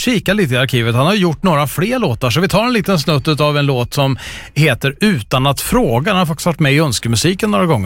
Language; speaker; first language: Swedish; native; Swedish